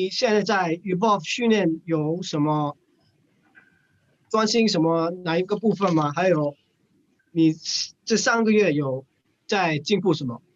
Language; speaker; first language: Chinese; early bilingual, heritage; English